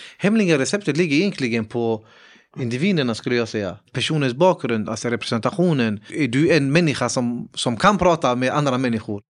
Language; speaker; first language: Swedish; early bilingual, other home language; Kurdish